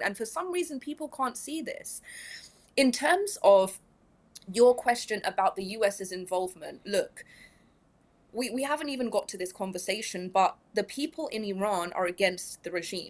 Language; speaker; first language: English; early bilingual, other home language; Persian